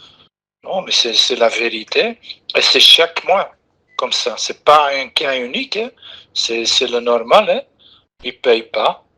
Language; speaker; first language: French; non-native, local second language; Dutch